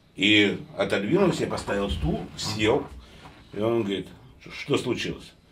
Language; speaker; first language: Russian; native; Russian